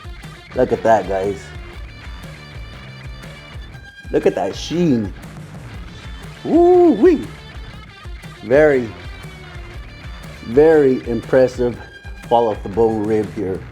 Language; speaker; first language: English; native; English